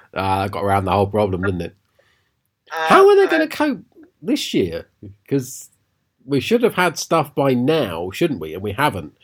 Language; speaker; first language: English; native; English